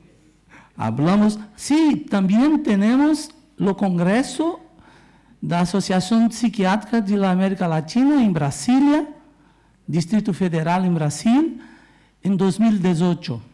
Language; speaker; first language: Spanish; non-native, learner; Portuguese